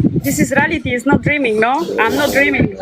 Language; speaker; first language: English; non-native, learner; Romanian